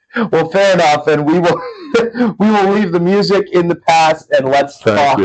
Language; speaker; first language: English; native; English